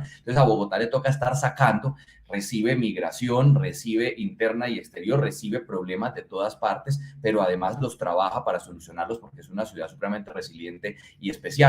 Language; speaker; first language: Spanish; native; Spanish